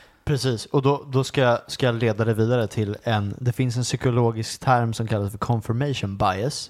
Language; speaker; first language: Swedish; native; Swedish